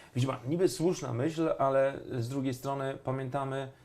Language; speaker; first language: Polish; native; Polish